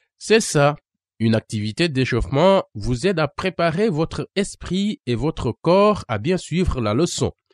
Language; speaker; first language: French; non-native, local second language; Wolof